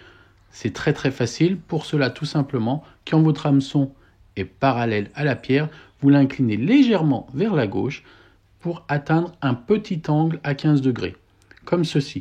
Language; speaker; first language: French; native; French